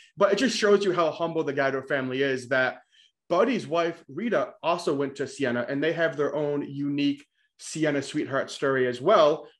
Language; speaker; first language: English; native; English